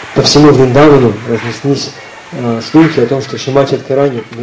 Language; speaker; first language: Russian; native; Russian